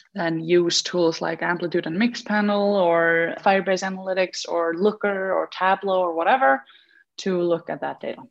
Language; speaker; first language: English; non-native, fluent; Icelandic